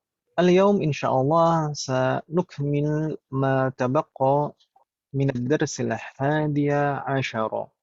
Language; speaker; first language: Arabic; non-native, fluent; Indonesian